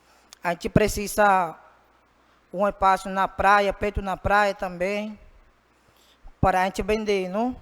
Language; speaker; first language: Portuguese; non-native, learner; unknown